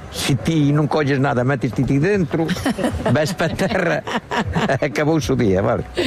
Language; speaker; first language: Galician; native; Galician